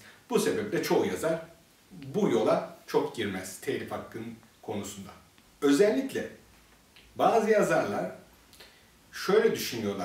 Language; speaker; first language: Turkish; native; Turkish